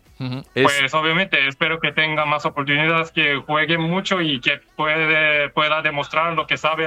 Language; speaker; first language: Spanish; non-native, fluent; Korean